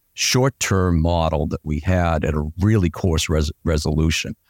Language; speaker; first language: English; native; English